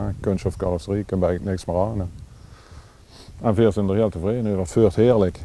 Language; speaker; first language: Dutch; native; Dutch